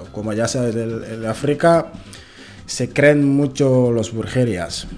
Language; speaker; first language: Spanish; non-native, learner; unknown